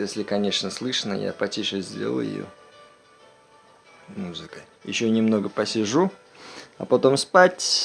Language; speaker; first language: Russian; non-native, local second language; Uzbek